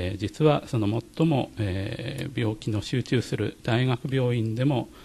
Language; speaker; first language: Japanese; native; Japanese